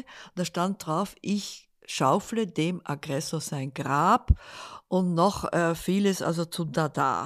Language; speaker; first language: German; early bilingual, other home language; Dutch